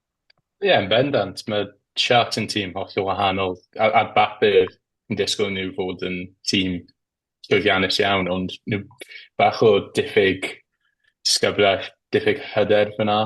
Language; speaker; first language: Welsh; native; Welsh